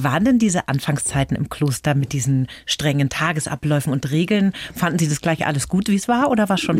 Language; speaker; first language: German; native; German